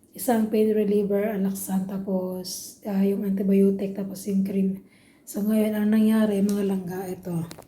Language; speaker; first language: Filipino; non-native, local second language; Cebuano